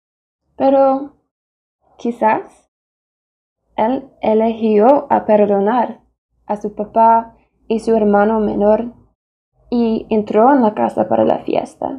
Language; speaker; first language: Spanish; non-native, fluent; English